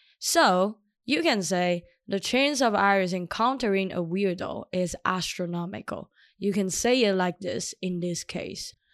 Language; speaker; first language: English; non-native, fluent; Chinese